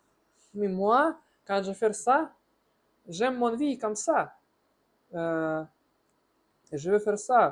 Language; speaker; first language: French; non-native, learner; Russian